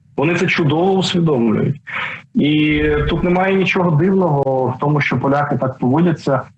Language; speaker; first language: Ukrainian; non-native, local second language; Russian